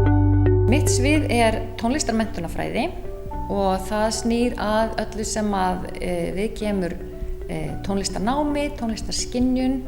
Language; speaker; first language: Icelandic; native; Icelandic